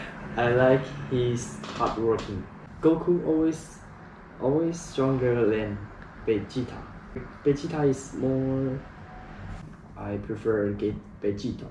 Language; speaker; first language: English; non-native, learner; Chinese